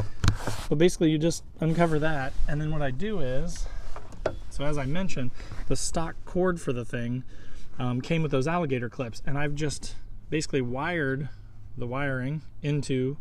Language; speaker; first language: English; native; English